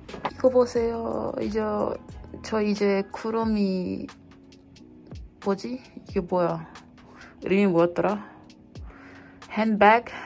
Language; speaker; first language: Korean; non-native, fluent; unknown